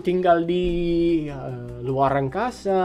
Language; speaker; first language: Indonesian; non-native, fluent; English